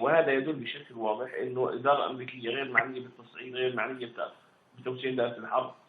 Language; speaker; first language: Arabic; native; Arabic